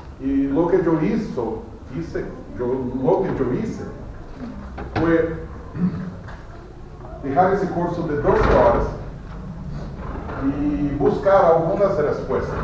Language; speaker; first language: Spanish; non-native, fluent; Portuguese